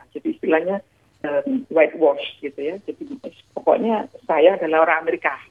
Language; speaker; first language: Indonesian; native; Indonesian